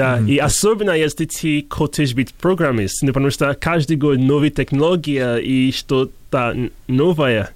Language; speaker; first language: Russian; non-native, learner; English